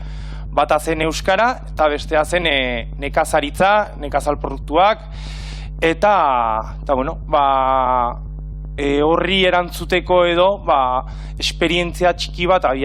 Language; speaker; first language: Basque; native; Basque